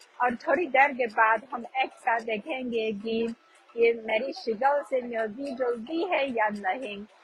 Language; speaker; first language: Urdu; non-native, fluent; Chinese